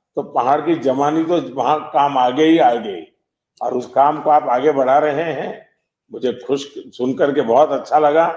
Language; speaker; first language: Hindi; non-native, local second language; Gujarati